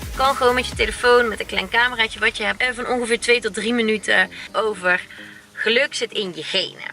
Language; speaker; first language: Dutch; native; Dutch